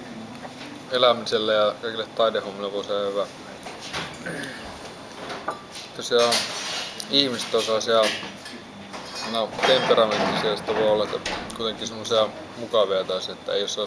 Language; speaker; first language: Finnish; native; Finnish